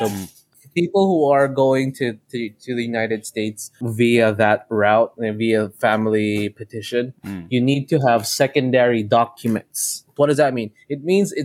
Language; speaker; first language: English; non-native, local second language; Cebuano